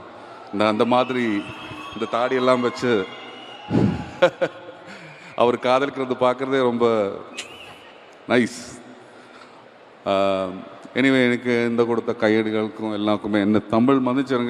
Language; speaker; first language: Tamil; non-native, learner; Malayalam